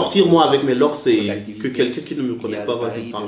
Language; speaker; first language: French; non-native, local second language; Wolof